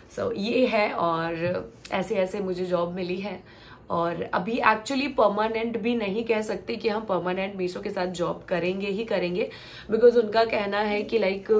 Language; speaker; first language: Hindi; non-native, local second language; Gujarati